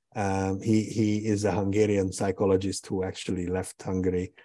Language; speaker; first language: English; non-native, fluent; Hungarian